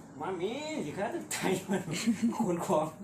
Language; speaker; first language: Thai; non-native, local second language; Lao